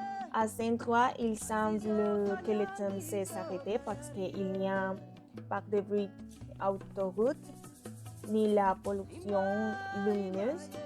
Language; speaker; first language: French; non-native, learner; Spanish